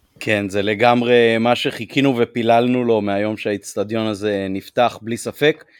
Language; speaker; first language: Hebrew; native; Hebrew